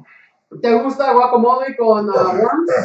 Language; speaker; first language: Spanish; non-native, learner; English